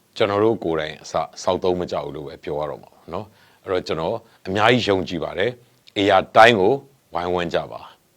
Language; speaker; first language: Burmese; native; Burmese